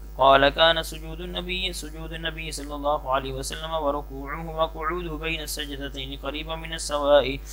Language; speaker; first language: Arabic; non-native, fluent; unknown